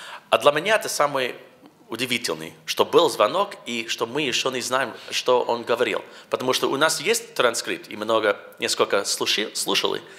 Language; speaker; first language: Russian; non-native, learner; English